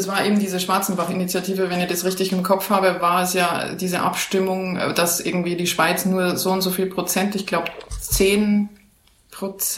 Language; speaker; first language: German; native; German